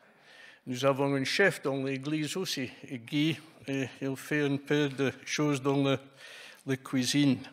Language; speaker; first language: French; non-native, fluent; English